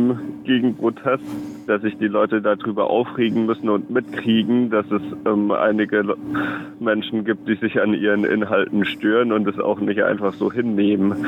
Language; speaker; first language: German; native; German